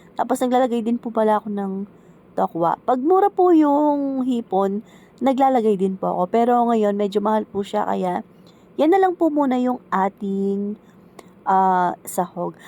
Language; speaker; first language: Filipino; native; Filipino